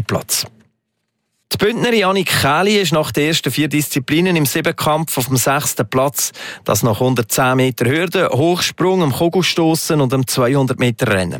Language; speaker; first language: German; native; German